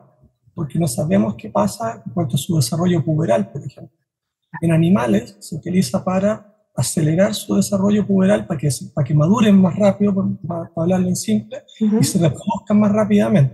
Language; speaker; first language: Spanish; native; Spanish